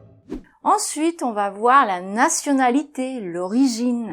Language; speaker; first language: French; native; French